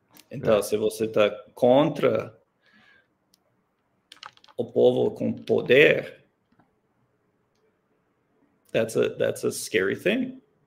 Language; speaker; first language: Portuguese; non-native, learner; English